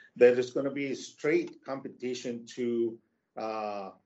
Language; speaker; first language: English; non-native, fluent; Spanish